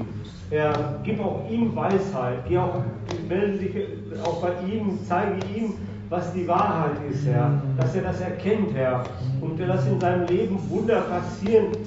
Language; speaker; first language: German; native; German